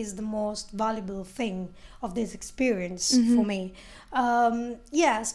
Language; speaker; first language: English; non-native, fluent; Italian